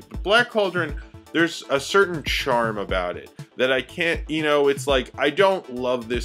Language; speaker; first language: English; native; English